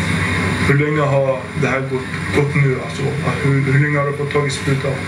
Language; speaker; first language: Swedish; native; Swedish